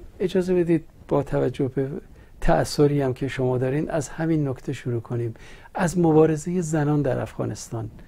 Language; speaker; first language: Persian; native; Persian